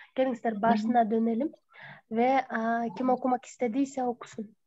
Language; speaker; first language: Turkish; non-native, fluent; Kyrgyz